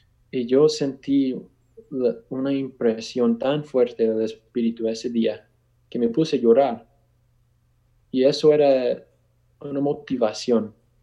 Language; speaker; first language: Spanish; non-native, fluent; English